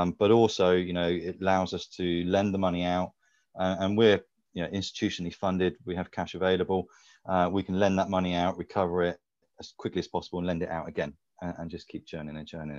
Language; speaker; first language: English; native; English